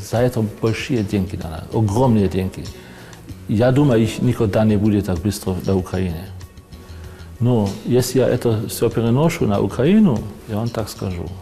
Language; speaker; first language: Russian; non-native, fluent; German